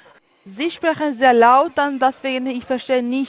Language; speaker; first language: German; non-native, learner; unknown